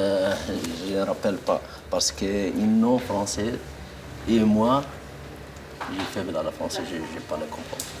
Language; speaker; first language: French; non-native, learner; Arabic